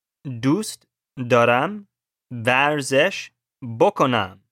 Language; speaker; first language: Persian; non-native, learner; English